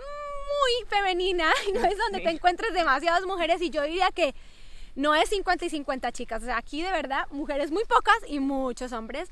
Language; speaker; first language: Spanish; native; Spanish